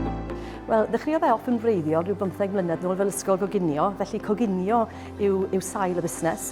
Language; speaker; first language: Welsh; native; Welsh